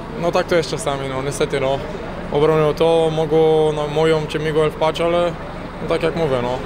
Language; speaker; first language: Polish; non-native, learner; Bulgarian